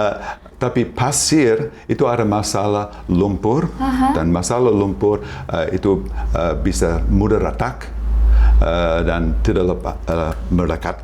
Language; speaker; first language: Indonesian; non-native, fluent; English